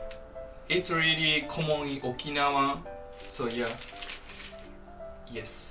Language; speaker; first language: English; non-native, fluent; Japanese